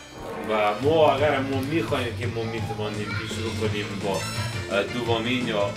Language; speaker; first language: Persian; non-native, learner; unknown